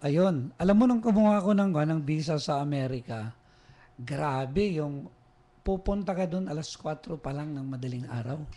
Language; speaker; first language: Filipino; non-native, local second language; Iloko